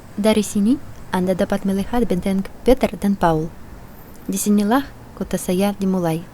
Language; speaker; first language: Indonesian; non-native, fluent; Russian